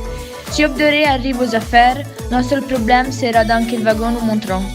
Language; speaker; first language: French; non-native, learner; Italian